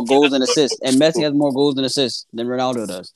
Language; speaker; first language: English; non-native, local second language; Akan